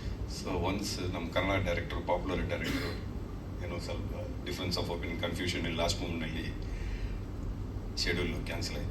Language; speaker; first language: Kannada; non-native, local second language; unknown